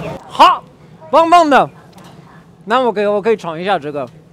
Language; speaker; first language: Chinese; non-native, fluent; French